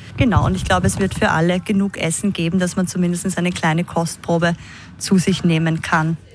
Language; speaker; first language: German; native; German